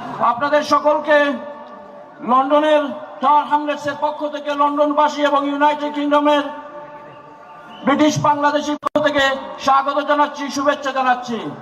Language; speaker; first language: Bangla; native; Bangla